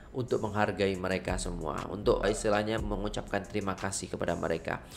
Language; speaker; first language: Indonesian; native; Indonesian